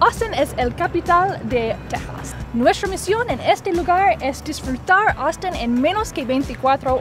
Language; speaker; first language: Spanish; non-native, fluent; English